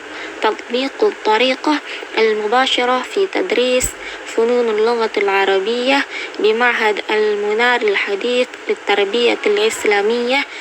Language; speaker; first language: Arabic; non-native, learner; Indonesian